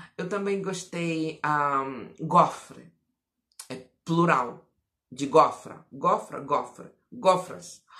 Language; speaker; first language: Portuguese; non-native, fluent; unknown